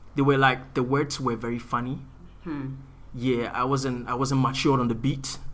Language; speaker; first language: English; non-native, local second language; Akan